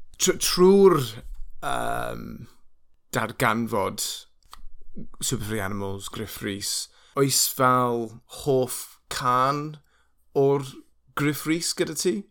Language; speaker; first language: Welsh; non-native, learner; English